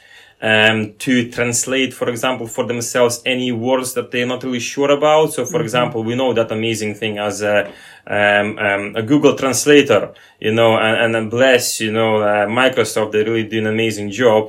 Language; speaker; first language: English; non-native, fluent; Lithuanian